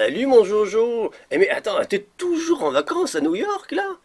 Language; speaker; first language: French; native; French